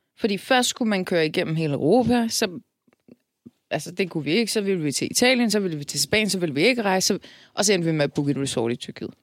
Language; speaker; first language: Danish; early bilingual, other home language; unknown